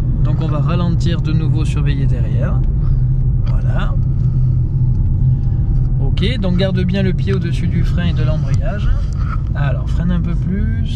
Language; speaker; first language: French; native; French